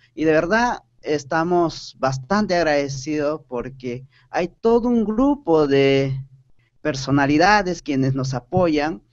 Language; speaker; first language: Spanish; non-native, local second language; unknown